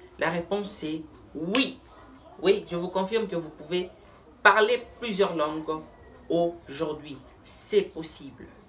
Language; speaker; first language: French; non-native, local second language; Lingala